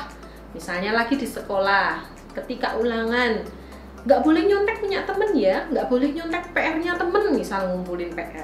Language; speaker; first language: Indonesian; native; Indonesian